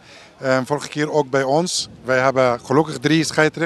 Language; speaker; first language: Dutch; non-native, learner; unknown